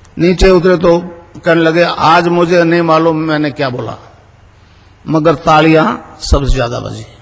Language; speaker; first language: Hindi; native; Hindi